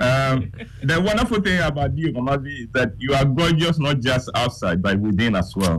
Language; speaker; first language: English; non-native, local second language; Akan